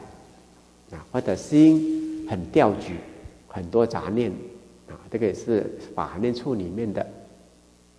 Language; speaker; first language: Chinese; native; Chinese